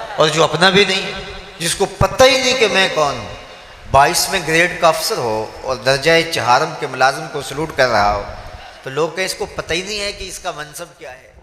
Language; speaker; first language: Urdu; non-native, local second language; Punjabi